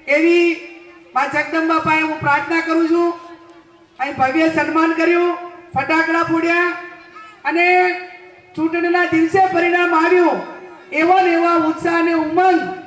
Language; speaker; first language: Gujarati; native; Gujarati